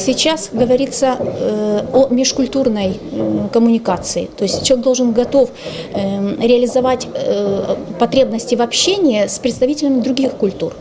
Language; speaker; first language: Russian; non-native, local second language; Ukrainian